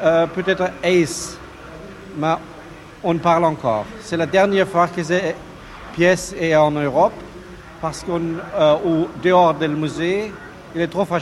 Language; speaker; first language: French; non-native, learner; German